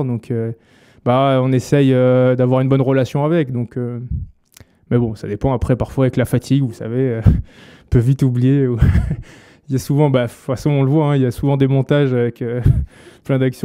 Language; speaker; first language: French; native; French